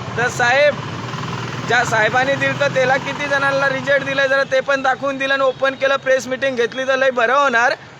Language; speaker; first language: Marathi; non-native, local second language; Hindi